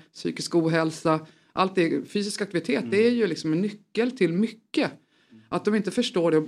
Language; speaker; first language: Swedish; native; Swedish